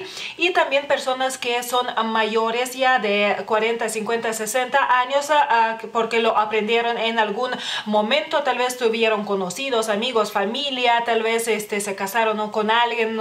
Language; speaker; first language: Spanish; non-native, fluent; Lithuanian